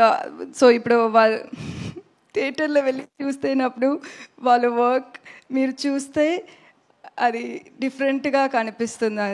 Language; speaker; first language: Telugu; non-native, learner; Tamil